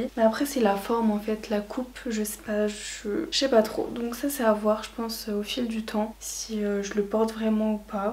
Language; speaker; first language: French; native; French